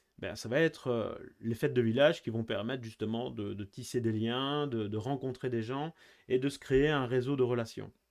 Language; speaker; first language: French; native; French